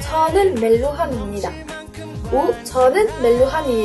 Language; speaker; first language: Korean; non-native, learner; French